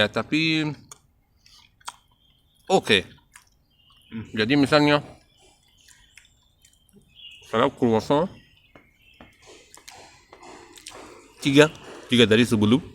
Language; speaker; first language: Indonesian; non-native, learner; Arabic